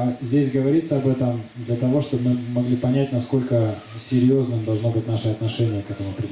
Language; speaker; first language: Russian; native; Russian